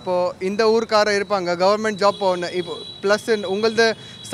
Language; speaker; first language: Tamil; non-native, local second language; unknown